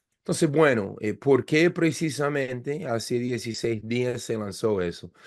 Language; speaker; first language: Spanish; non-native, fluent; English